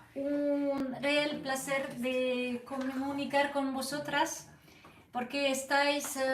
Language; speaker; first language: Spanish; non-native, learner; French